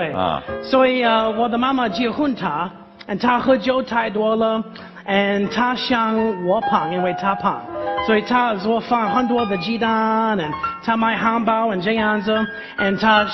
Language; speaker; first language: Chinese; non-native, learner; English